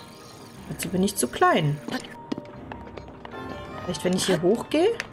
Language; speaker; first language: German; native; German